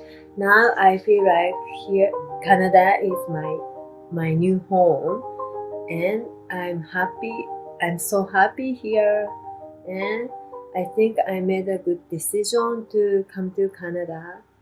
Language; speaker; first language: English; non-native, learner; Japanese